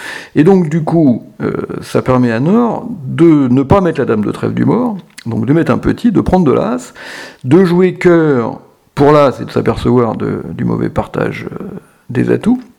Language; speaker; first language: French; native; French